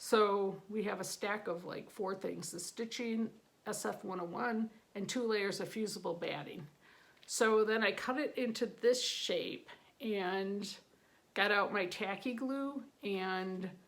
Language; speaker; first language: English; native; English